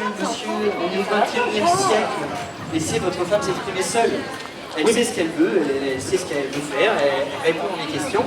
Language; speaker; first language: French; native; French